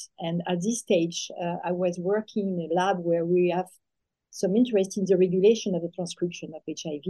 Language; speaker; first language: English; non-native, fluent; French